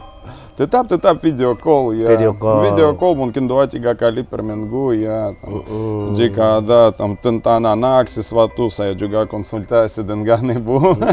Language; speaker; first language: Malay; non-native, learner; Russian